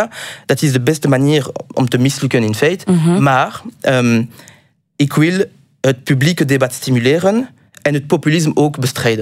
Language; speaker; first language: Dutch; non-native, local second language; French